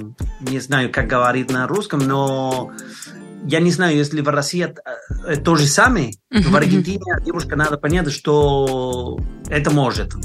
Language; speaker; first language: Russian; non-native, learner; Spanish